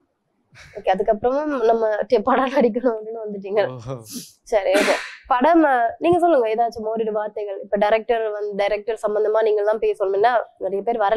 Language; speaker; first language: Tamil; native; Tamil